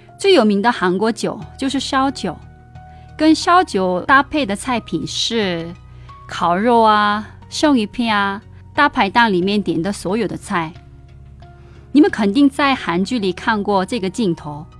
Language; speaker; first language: Chinese; non-native, fluent; Korean